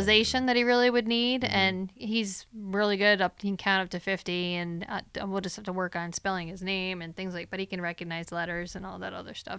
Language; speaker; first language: English; native; English